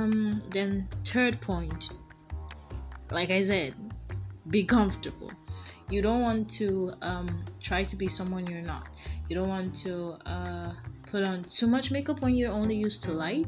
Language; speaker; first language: English; non-native, local second language; Yoruba